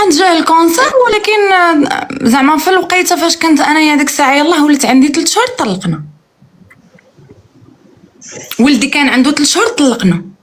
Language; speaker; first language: Arabic; native; Arabic